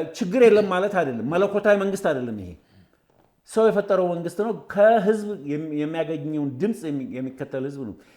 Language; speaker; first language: Amharic; native; Amharic